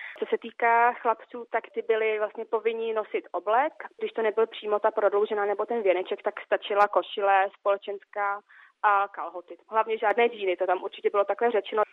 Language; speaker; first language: Czech; native; Czech